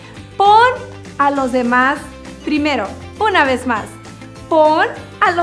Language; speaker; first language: Spanish; native; Spanish